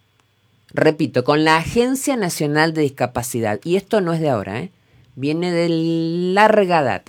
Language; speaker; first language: Spanish; native; Spanish